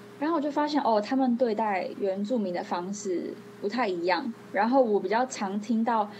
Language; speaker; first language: Chinese; native; Chinese